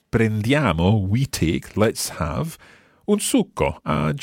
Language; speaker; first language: Italian; non-native, fluent; English